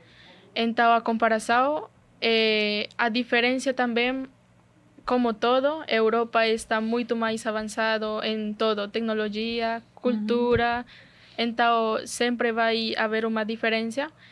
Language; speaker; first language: Portuguese; non-native, learner; Spanish